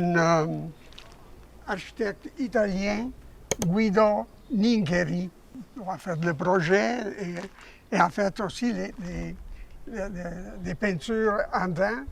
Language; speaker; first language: French; non-native, fluent; Italian